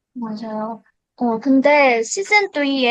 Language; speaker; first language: Korean; non-native, learner; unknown